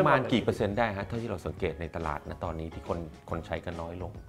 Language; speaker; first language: Thai; native; Thai